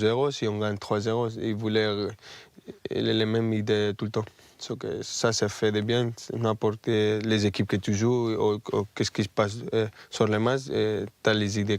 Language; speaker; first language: French; non-native, fluent; Spanish